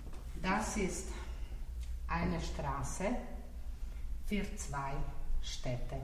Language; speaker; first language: German; non-native, learner; Slovenian